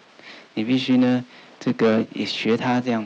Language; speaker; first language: Chinese; native; Chinese